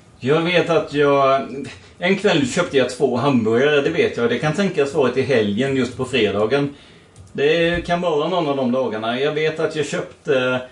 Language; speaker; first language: Swedish; native; Swedish